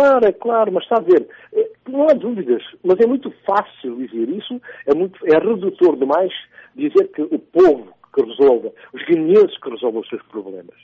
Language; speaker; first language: Portuguese; non-native, local second language; Upper Guinea Crioulo